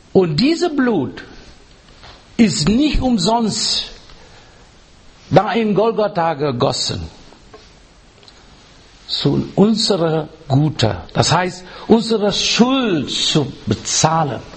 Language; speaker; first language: German; non-native, learner; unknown